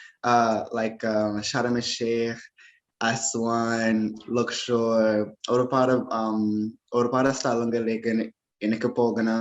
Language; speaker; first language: Malayalam; non-native, learner; English